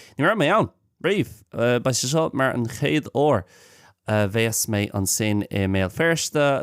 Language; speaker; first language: Irish; native; Irish